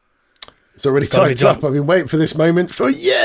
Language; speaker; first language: English; native; English